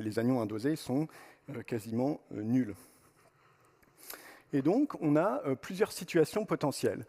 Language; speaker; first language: French; native; French